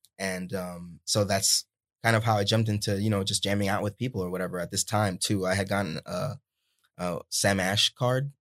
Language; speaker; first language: English; early bilingual, other home language; Spanish